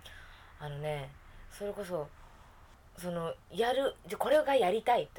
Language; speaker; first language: Japanese; native; Japanese